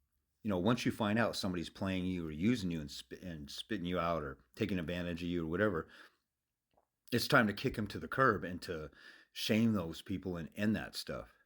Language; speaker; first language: English; native; English